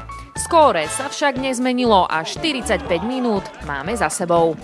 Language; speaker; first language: Slovak; native; Slovak